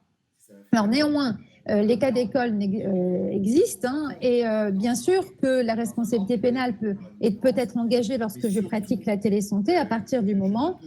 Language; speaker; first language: French; native; French